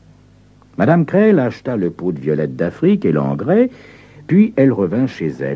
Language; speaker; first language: French; native; French